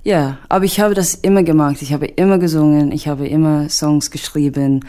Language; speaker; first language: German; non-native, learner; English